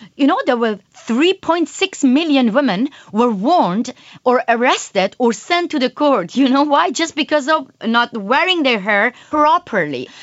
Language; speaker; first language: English; non-native, fluent; Persian